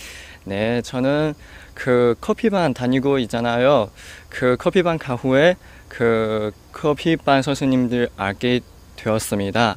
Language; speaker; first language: Korean; non-native, learner; Chinese